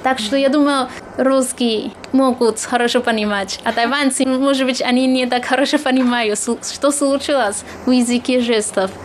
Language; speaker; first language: Russian; non-native, fluent; Chinese